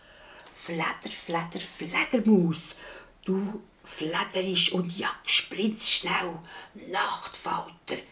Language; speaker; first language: German; native; German